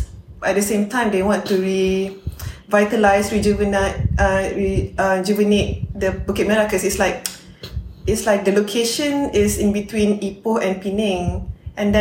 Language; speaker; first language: English; non-native, local second language; Malay